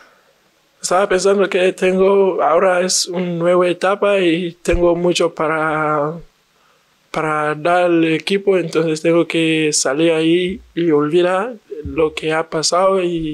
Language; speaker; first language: Spanish; non-native, learner; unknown